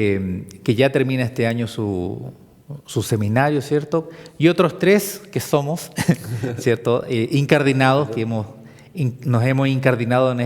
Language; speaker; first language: Spanish; native; Spanish